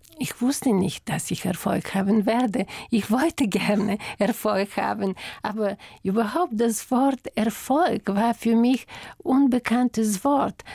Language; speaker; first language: German; non-native, fluent; Bulgarian